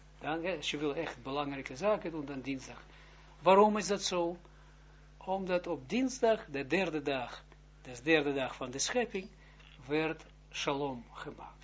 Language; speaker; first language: Dutch; non-native, fluent; Hebrew